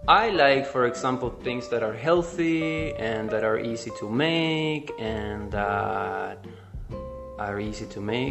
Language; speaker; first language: English; non-native, fluent; Spanish